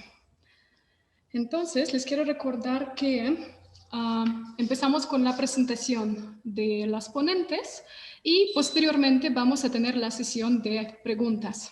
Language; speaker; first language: Spanish; non-native, fluent; Russian